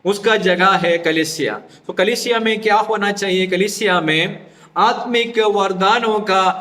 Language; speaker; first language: Hindi; non-native, local second language; Malayalam